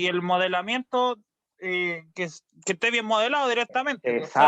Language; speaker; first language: Spanish; native; Spanish